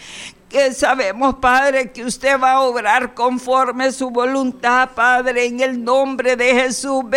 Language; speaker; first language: Spanish; native; Spanish